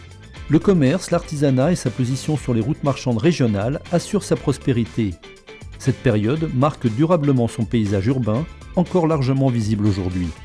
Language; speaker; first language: French; native; French